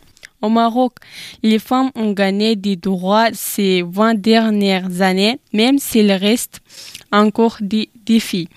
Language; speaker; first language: French; non-native, learner; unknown